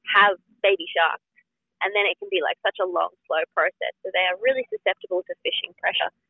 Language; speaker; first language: English; native; English